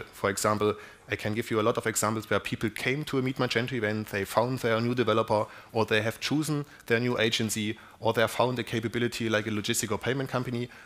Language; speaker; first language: English; non-native, fluent; German